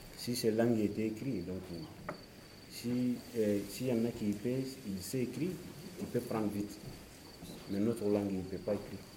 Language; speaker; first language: French; non-native, learner; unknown